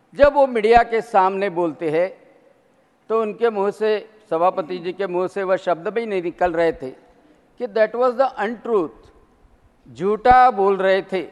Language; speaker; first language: Hindi; non-native, local second language; Marathi